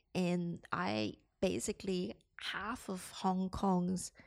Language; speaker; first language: English; non-native, local second language; Cantonese